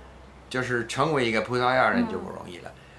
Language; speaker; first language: Chinese; non-native, fluent; English